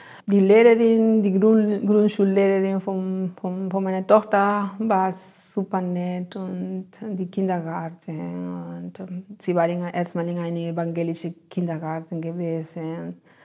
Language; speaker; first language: German; non-native, fluent; Spanish